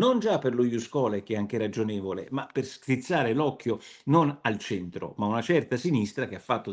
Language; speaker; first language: Italian; native; Italian